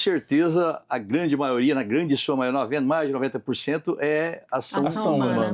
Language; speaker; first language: Portuguese; native; Portuguese